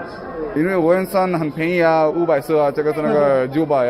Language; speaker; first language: Chinese; non-native, fluent; Kannada